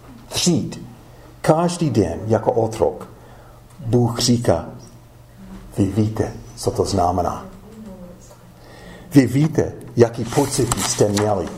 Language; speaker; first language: Czech; non-native, fluent; English